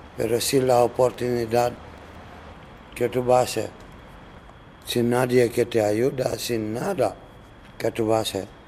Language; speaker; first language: Spanish; non-native, learner; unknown